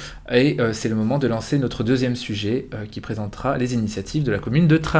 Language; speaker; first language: French; native; French